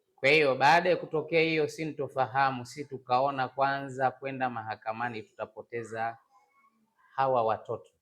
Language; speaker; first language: Swahili; non-native, local second language; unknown